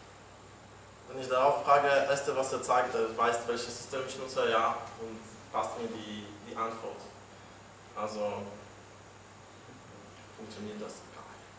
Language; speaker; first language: German; non-native, fluent; Polish